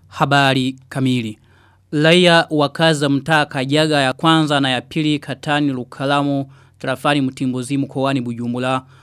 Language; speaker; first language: Swahili; non-native, local second language; Rundi